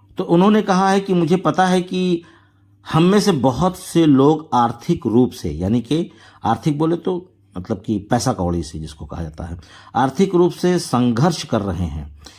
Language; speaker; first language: Hindi; native; Hindi